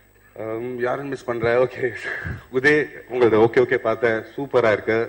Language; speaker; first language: Tamil; non-native, fluent; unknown